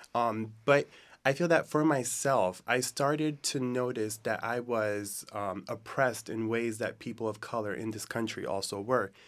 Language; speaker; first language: English; native; English